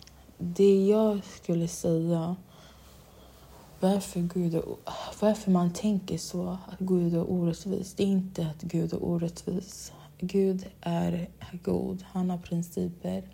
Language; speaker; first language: Swedish; non-native, local second language; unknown